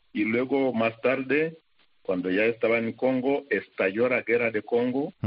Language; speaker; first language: Spanish; non-native, fluent; Kinyarwanda